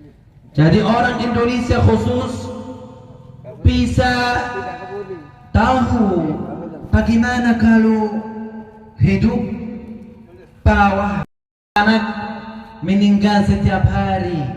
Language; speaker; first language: Indonesian; non-native, fluent; Arabic